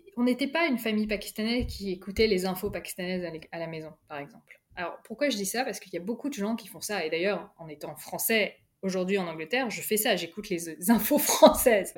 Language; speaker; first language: French; early bilingual, other home language; Urdu